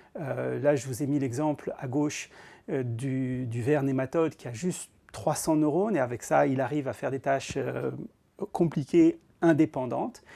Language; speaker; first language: French; native; French